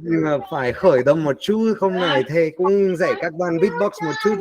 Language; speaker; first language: Vietnamese; non-native, fluent; Spanish